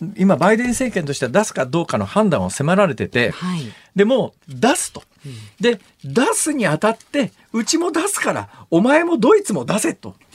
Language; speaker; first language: Japanese; native; Japanese